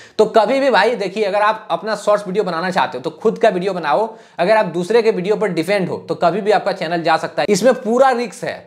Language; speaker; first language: Hindi; native; Hindi